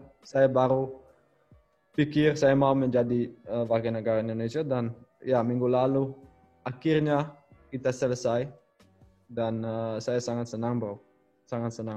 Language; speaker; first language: Indonesian; non-native, learner; Dutch